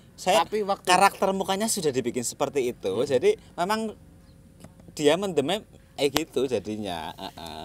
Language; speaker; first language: Indonesian; non-native, local second language; Javanese